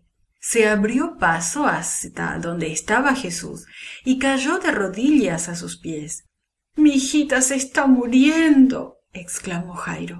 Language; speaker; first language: Spanish; native; Spanish